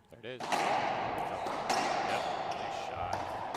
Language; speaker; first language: English; native; English